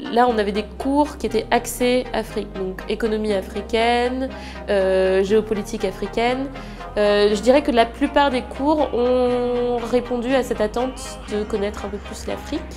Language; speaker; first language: French; non-native, local second language; Malagasy